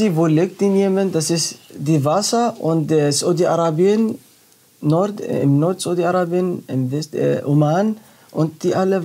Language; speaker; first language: German; non-native, learner; Arabic